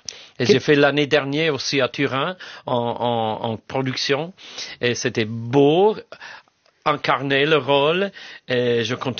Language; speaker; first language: French; non-native, fluent; English